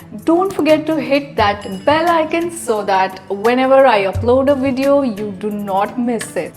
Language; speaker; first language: English; non-native, local second language; Hindi